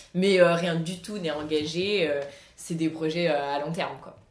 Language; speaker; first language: French; native; French